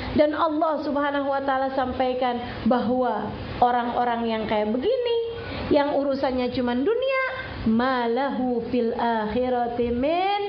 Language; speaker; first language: Indonesian; native; Indonesian